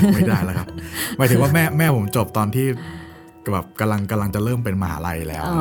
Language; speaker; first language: Thai; native; Thai